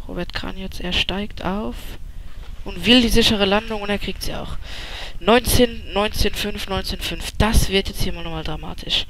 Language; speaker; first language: German; native; German